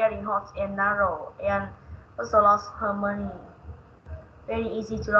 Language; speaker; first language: English; non-native, learner; Vietnamese